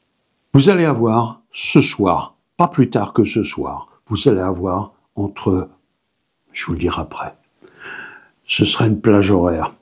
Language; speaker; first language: French; native; French